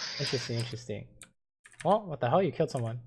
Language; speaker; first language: English; native; English